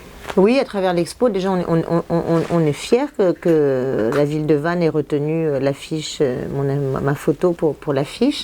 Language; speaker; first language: French; native; French